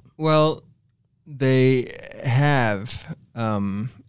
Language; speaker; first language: English; native; English